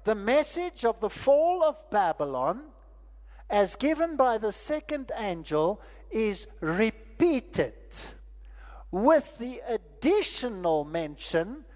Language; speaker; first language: English; non-native, local second language; Afrikaans